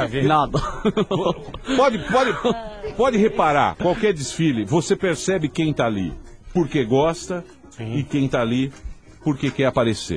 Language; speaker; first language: Portuguese; native; Portuguese